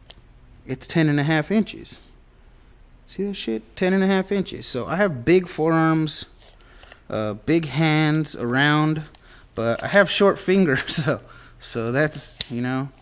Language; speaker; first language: English; native; English